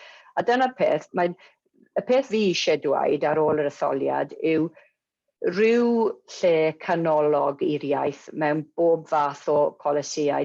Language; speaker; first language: Welsh; non-native, local second language; English